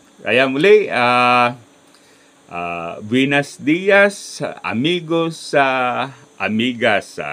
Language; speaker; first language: Spanish; non-native, learner; Filipino